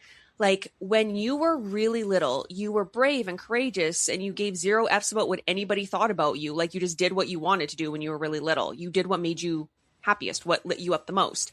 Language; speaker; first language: English; native; English